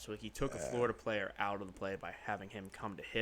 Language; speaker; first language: English; native; English